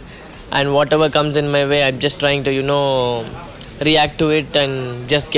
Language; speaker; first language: English; non-native, local second language; Tamil